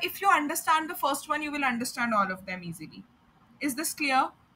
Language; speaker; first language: English; non-native, local second language; Hindi